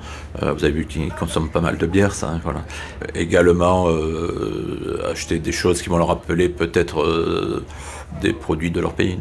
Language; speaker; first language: French; native; French